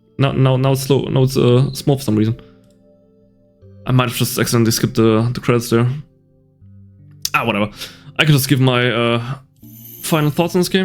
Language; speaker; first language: English; native; English